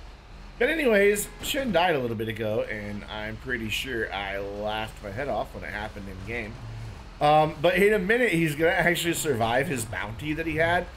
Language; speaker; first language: English; native; English